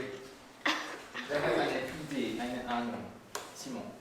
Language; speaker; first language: German; non-native, fluent; French